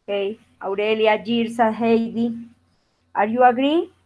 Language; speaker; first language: English; non-native, learner; Spanish